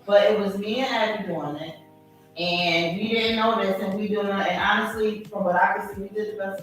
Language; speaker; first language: English; native; English